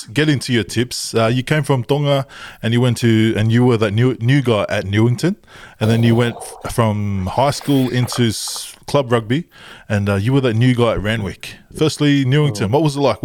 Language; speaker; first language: English; non-native, local second language; Tongan